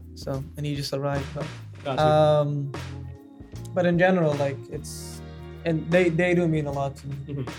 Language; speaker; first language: English; non-native, fluent; Arabic